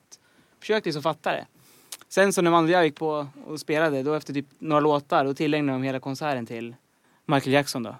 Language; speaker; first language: Swedish; native; Swedish